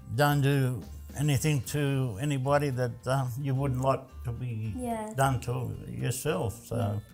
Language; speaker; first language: English; early bilingual, other home language; Italian